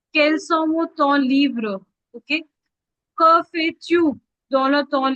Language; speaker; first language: French; non-native, fluent; Hindi